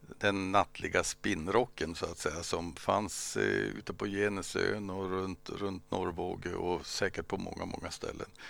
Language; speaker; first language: Swedish; native; Swedish